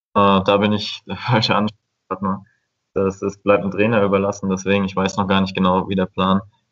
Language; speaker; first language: German; native; German